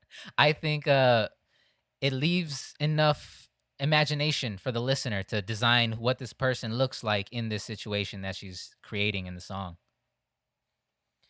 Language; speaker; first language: English; native; English